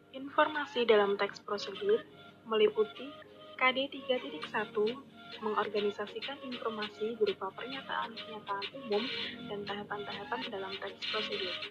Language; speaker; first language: Indonesian; native; Indonesian